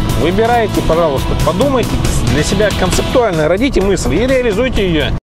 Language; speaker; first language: Russian; native; Russian